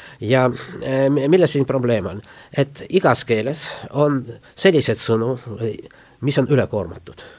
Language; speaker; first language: Estonian; non-native, local second language; Russian